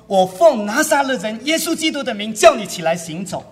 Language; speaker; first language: Chinese; native; Chinese